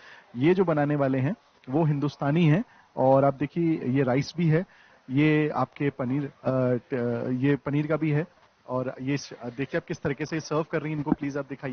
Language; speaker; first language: Hindi; native; Hindi